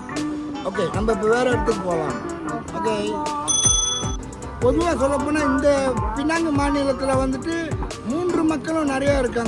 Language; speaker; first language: Tamil; native; Tamil